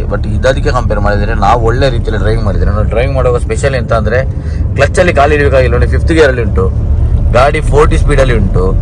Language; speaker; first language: Kannada; non-native, local second language; Tulu